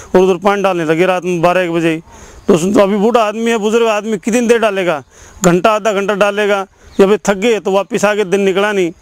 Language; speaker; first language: Hindi; native; Hindi